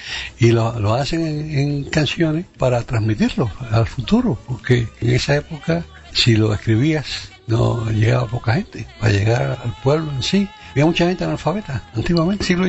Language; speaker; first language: Spanish; native; Spanish